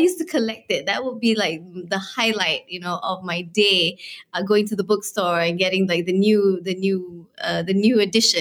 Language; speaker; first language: English; non-native, local second language; Malay